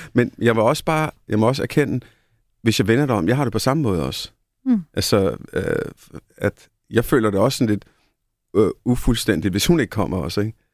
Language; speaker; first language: Danish; early bilingual, other home language; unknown